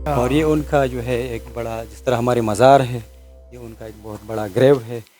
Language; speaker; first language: Urdu; non-native, local second language; Pashto